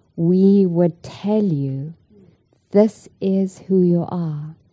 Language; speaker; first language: English; native; English